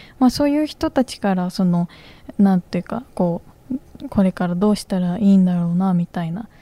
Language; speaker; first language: Japanese; native; Japanese